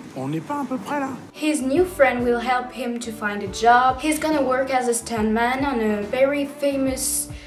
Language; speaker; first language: English; non-native, fluent; French